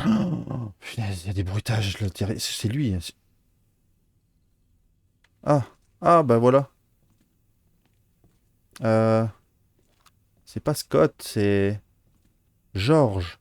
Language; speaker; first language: French; native; French